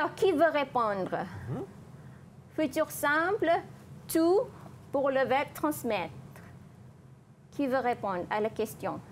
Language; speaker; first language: French; non-native, fluent; Malay